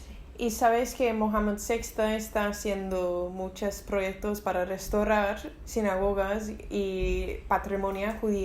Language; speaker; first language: Spanish; non-native, learner; English